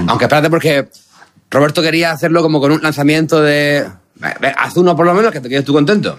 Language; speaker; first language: Spanish; native; Spanish